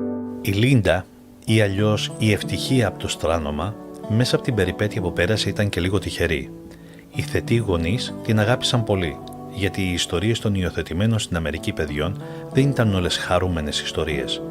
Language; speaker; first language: Greek; native; Greek